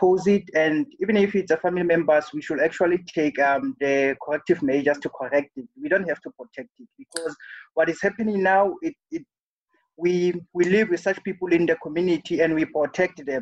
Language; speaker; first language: English; non-native, local second language; Southern Sotho